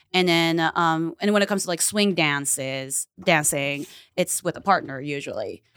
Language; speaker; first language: English; early bilingual, other home language; Japanese